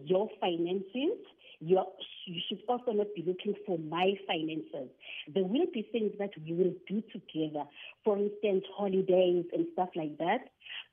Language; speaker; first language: English; non-native, local second language; Zulu